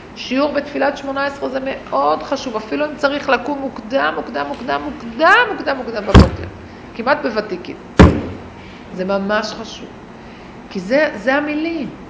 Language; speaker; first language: Hebrew; native; Hebrew